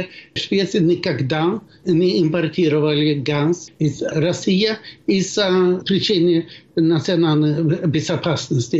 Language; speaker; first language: Russian; non-native, fluent; Swedish